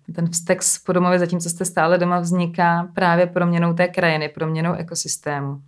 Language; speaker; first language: Czech; native; Czech